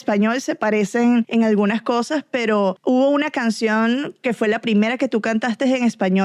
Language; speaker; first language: Spanish; native; Spanish